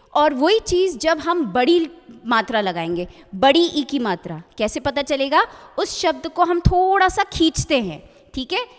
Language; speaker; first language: Hindi; native; Hindi